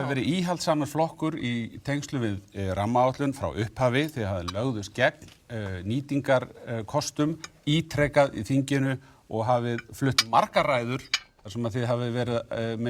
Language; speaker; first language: Icelandic; native; Icelandic